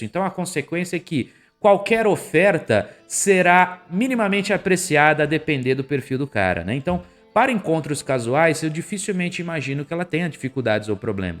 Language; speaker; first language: Portuguese; native; Portuguese